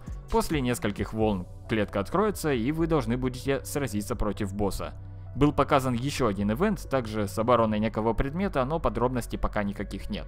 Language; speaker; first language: Russian; native; Russian